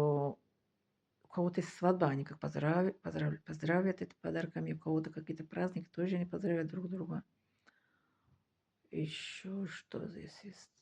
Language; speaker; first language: Russian; non-native, fluent; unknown